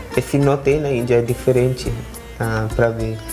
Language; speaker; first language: Portuguese; non-native, learner; Hindi